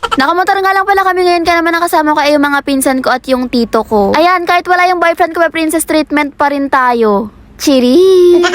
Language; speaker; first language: Filipino; native; Filipino